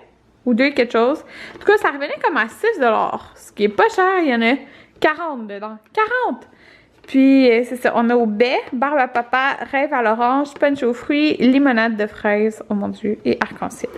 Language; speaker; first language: French; native; French